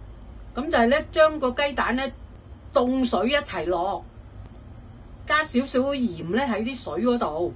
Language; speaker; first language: Cantonese; native; Cantonese